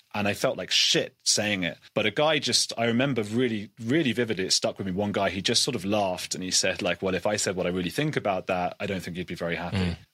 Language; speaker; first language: English; native; English